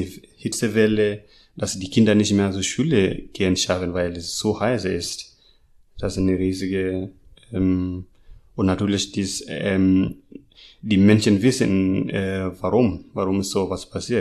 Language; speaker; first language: German; non-native, learner; Masai